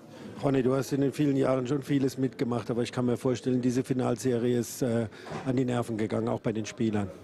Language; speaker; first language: German; native; German